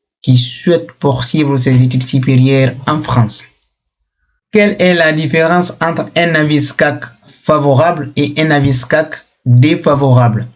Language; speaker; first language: French; non-native, local second language; Fula